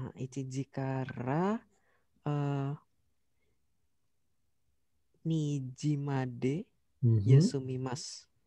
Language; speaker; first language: Japanese; non-native, learner; Indonesian